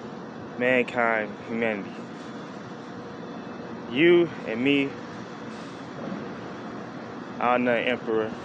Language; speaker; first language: English; native; English